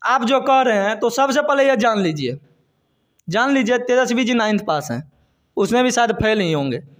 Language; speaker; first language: Hindi; native; Hindi